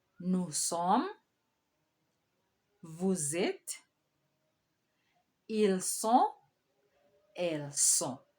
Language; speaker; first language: French; non-native, fluent; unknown